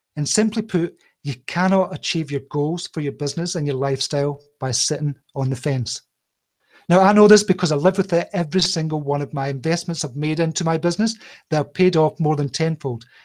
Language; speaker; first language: English; native; English